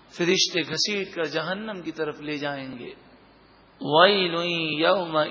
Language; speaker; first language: Urdu; native; Urdu